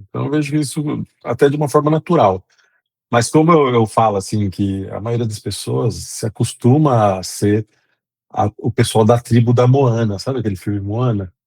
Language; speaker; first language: Portuguese; native; Portuguese